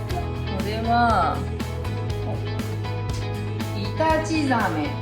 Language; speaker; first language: Japanese; native; Japanese